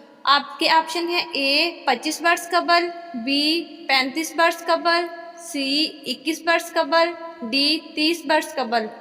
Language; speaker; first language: Urdu; native; Urdu